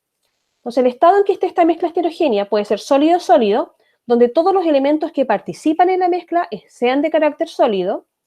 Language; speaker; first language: Spanish; native; Spanish